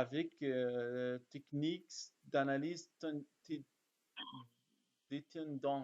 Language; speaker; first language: French; non-native, learner; Arabic